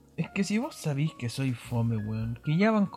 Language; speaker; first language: Spanish; native; Spanish